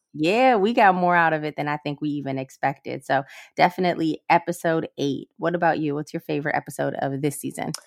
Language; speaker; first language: English; early bilingual, other home language; Amharic